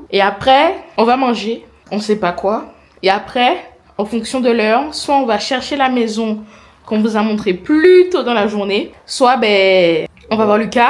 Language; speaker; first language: French; native; French